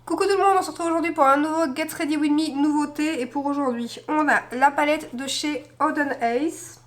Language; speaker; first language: French; native; French